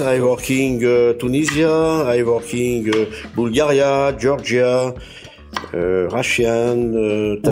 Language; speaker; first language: English; non-native, learner; French